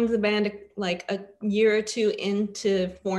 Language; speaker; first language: English; native; English